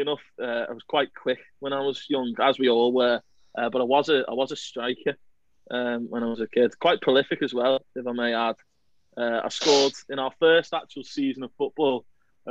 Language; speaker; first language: English; native; English